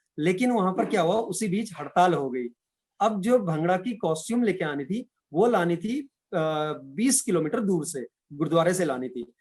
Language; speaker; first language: Hindi; non-native, local second language; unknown